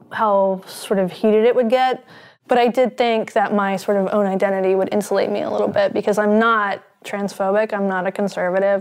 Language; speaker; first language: English; native; English